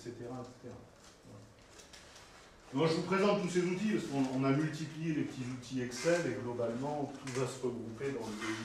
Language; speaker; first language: French; native; French